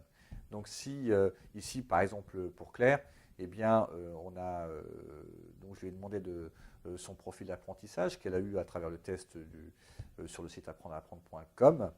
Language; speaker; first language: French; native; French